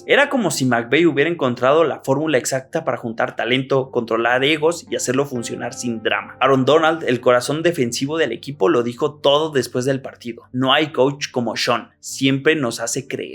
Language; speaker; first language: Spanish; native; Spanish